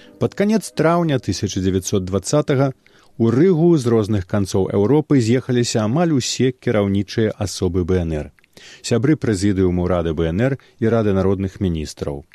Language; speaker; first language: Belarusian; native; Belarusian